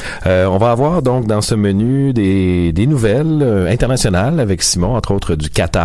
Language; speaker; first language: French; native; French